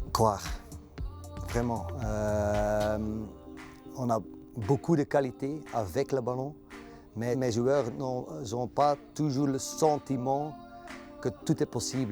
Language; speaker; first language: French; non-native, local second language; Dutch